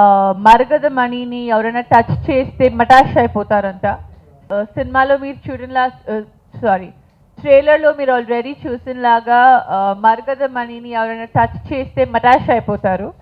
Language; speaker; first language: Telugu; non-native, fluent; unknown